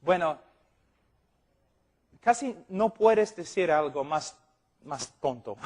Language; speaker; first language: Spanish; non-native, fluent; English